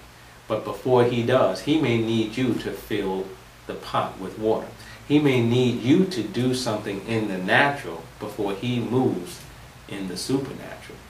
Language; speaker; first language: English; native; English